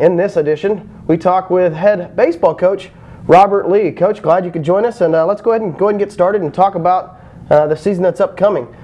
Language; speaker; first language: English; native; English